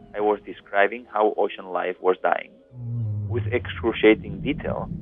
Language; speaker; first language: English; non-native, fluent; Spanish